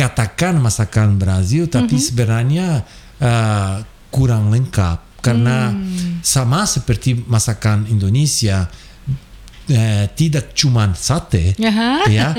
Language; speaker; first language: Indonesian; non-native, fluent; Portuguese